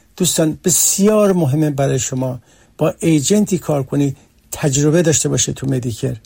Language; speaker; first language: Persian; early bilingual, heritage; Persian